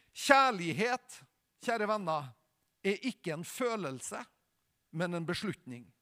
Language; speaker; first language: Norwegian; native; Norwegian